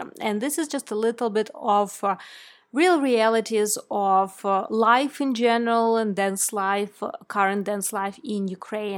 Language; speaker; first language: English; non-native, fluent; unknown